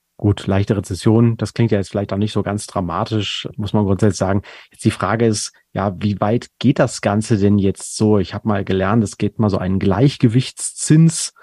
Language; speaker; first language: German; native; German